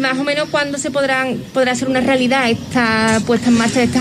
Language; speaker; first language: Spanish; native; Spanish